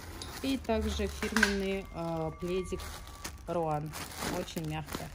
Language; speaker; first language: Russian; native; Russian